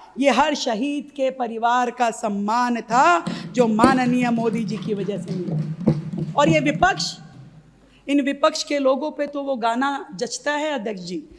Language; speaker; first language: Hindi; native; Hindi